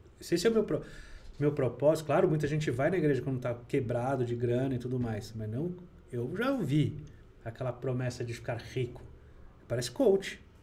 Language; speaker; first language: Portuguese; native; Portuguese